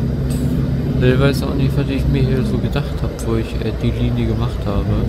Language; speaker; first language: German; native; German